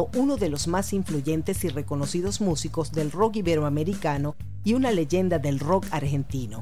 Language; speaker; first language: Spanish; native; Spanish